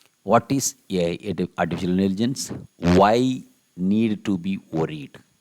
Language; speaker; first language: English; non-native, local second language; Tamil